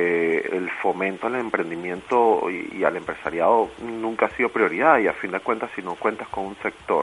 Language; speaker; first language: Spanish; native; Spanish